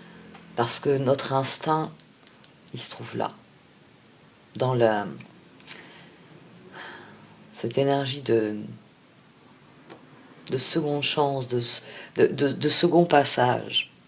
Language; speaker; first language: French; native; French